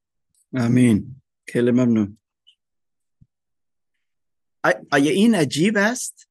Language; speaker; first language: Persian; non-native, fluent; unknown